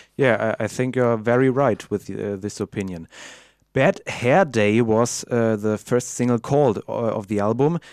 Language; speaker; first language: English; non-native, fluent; German